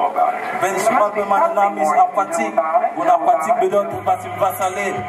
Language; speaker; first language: German; non-native, learner; French